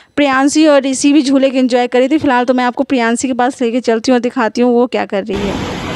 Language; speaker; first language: Hindi; native; Hindi